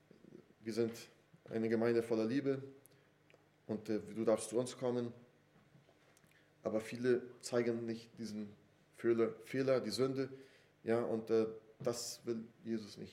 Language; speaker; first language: German; non-native, fluent; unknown